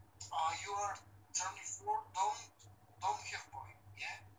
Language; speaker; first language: English; non-native, learner; Romany